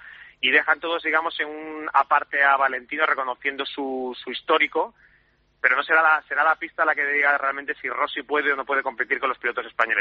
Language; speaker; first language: Spanish; native; Spanish